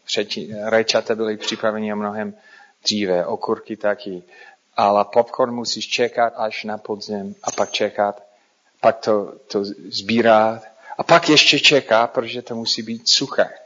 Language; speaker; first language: Czech; non-native, fluent; English